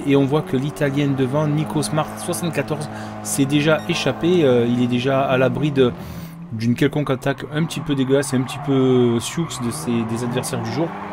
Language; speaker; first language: French; native; French